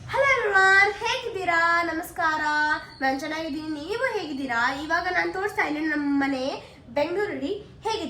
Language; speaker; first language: Kannada; non-native, local second language; Hindi